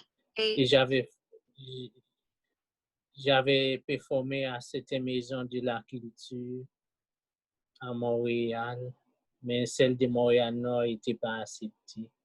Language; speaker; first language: French; non-native, local second language; Haitian Creole